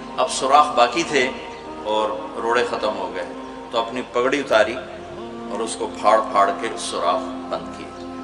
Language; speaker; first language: Urdu; non-native, local second language; Punjabi